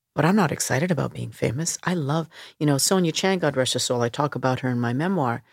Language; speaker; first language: English; native; English